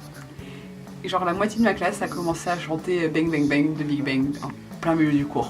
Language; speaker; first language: French; native; French